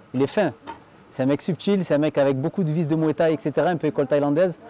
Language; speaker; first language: French; native; French